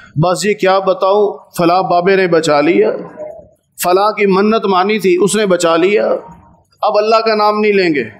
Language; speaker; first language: Urdu; non-native, local second language; Punjabi